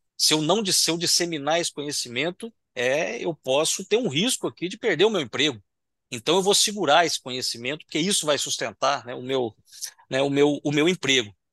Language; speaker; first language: Portuguese; native; Portuguese